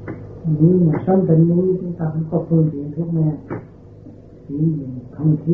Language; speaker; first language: French; non-native, learner; Vietnamese